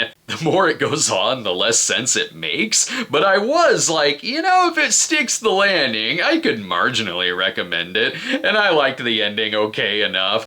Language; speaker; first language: English; native; English